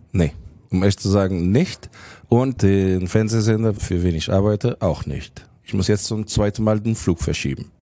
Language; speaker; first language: German; non-native, fluent; Portuguese